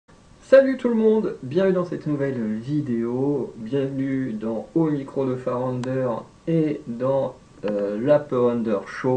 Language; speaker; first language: French; native; French